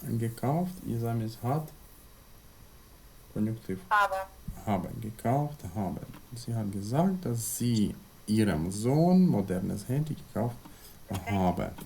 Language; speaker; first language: German; non-native, fluent; Ukrainian